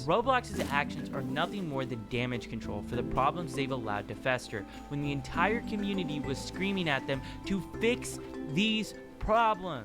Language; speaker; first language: English; native; English